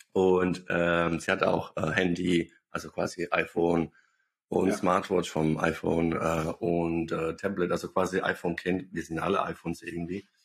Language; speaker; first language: German; non-native, fluent; Bosnian